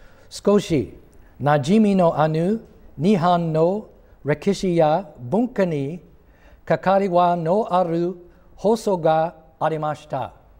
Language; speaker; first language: Japanese; non-native, learner; English